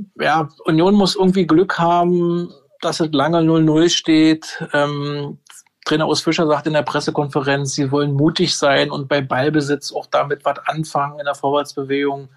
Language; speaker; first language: German; native; German